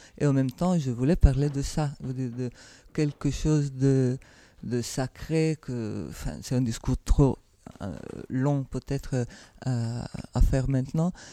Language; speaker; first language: French; non-native, fluent; Italian